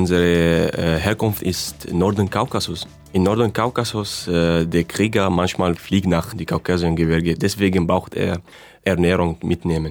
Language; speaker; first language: German; non-native, learner; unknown